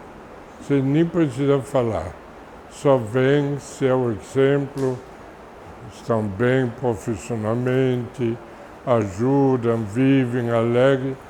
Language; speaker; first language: Portuguese; non-native, fluent; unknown